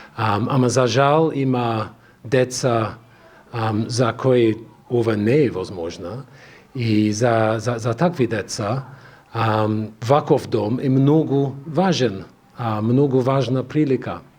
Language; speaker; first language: Macedonian; non-native, fluent; English